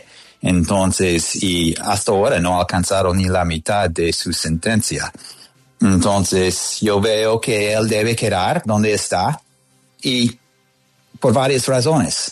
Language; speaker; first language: Spanish; non-native, fluent; English